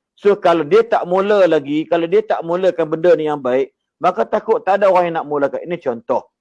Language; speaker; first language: Malay; native; Malay